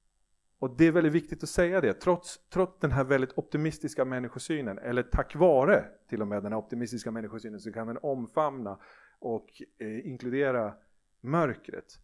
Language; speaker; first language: Swedish; native; Swedish